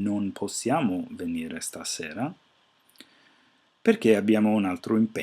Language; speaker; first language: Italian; non-native, fluent; English